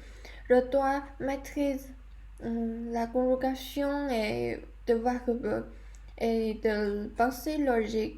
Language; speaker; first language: French; non-native, learner; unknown